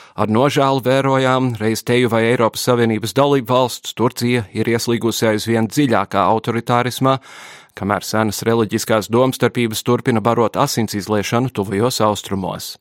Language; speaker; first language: Latvian; early bilingual, heritage; English